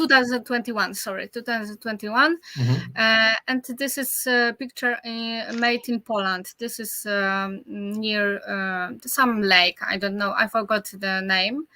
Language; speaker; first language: English; non-native, learner; Polish